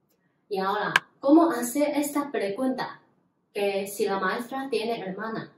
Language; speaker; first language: Spanish; non-native, fluent; Chinese